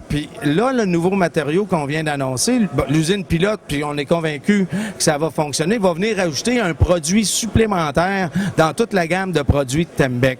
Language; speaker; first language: French; native; French